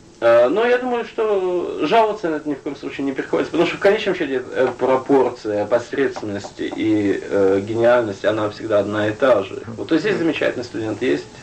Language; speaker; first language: Russian; native; Russian